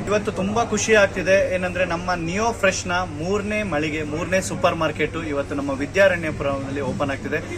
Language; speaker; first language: Kannada; native; Kannada